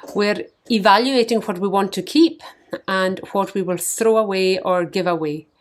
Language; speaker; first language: English; native; English